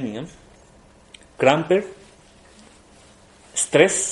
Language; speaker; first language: Swedish; non-native, fluent; Spanish